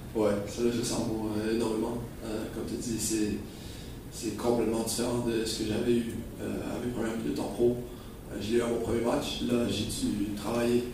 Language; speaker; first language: French; native; French